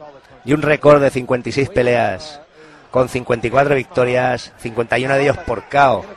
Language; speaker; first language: Spanish; native; Spanish